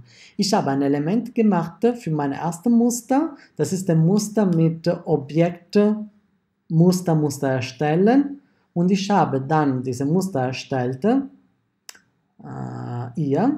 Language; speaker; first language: German; non-native, fluent; Italian